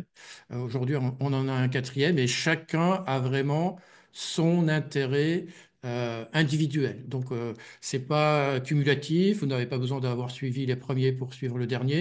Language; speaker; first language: French; native; French